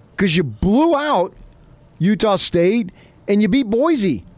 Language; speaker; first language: English; native; English